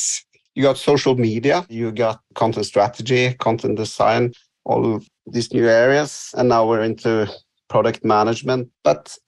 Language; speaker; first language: English; non-native, fluent; Norwegian